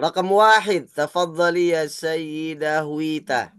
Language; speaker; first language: Arabic; non-native, fluent; Indonesian